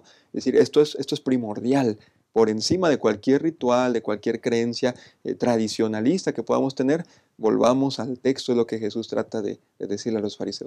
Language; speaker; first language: Spanish; native; Spanish